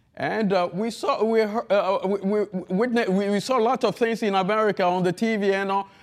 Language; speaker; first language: English; non-native, fluent; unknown